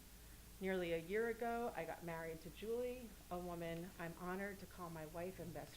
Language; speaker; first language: English; native; English